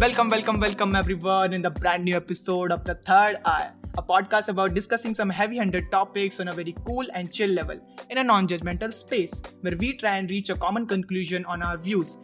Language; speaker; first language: English; non-native, local second language; Hindi